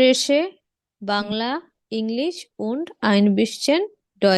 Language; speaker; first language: German; non-native, learner; Bangla